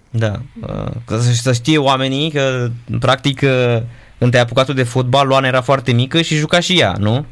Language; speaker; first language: Romanian; native; Romanian